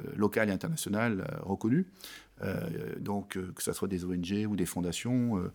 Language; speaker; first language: French; native; French